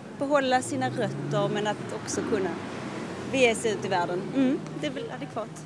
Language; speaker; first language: Swedish; native; Swedish